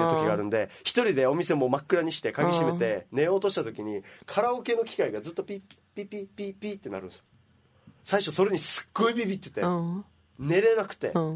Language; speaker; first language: Japanese; native; Japanese